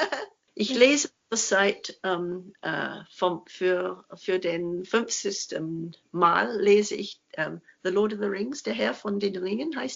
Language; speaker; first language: German; non-native, fluent; English